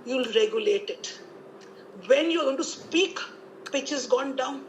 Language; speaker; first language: English; non-native, local second language; Punjabi